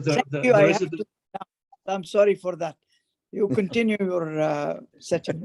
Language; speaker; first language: English; non-native, fluent; Arabic